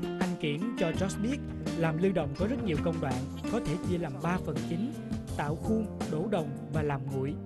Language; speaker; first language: Vietnamese; native; Vietnamese